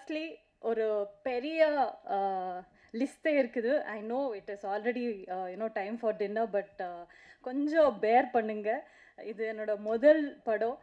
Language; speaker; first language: Tamil; non-native, learner; Kannada